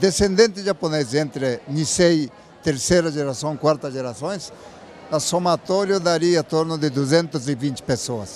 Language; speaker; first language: Portuguese; non-native, learner; Japanese